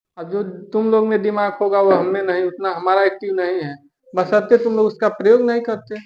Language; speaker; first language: Hindi; native; Hindi